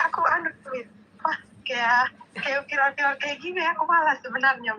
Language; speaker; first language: Indonesian; native; Indonesian